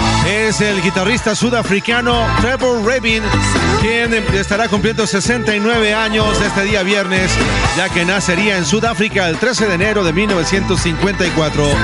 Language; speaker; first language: Spanish; native; Spanish